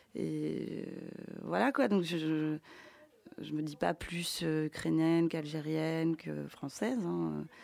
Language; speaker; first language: French; early bilingual, other home language; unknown